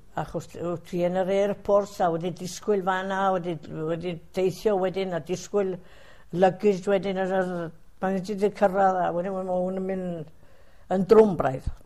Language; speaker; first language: Welsh; early bilingual, heritage; Welsh